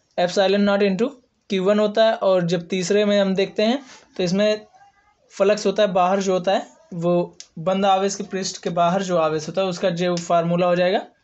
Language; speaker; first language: Hindi; native; Hindi